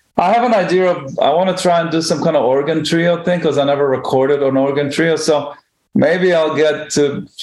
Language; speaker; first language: English; non-native, fluent; Hebrew